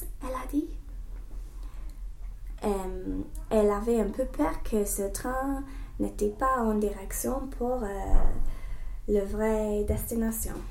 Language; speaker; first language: French; non-native, learner; English